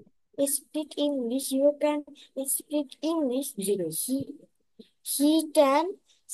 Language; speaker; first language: English; non-native, learner; Bangla